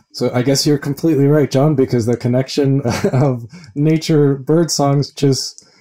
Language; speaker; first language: English; early bilingual, other home language; Spanish